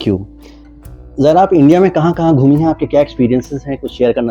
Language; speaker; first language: Hindi; native; Hindi